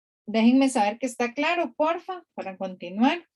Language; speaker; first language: Spanish; native; Spanish